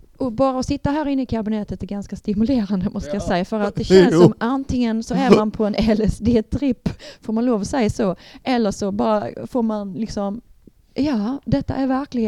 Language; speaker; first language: Swedish; native; Swedish